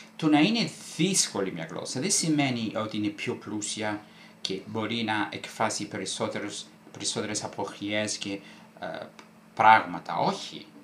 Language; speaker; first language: Greek; non-native, fluent; Italian